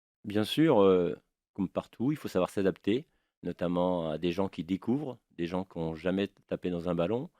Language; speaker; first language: French; native; French